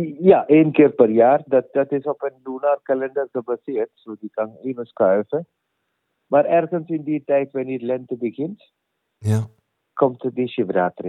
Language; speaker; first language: Dutch; non-native, learner; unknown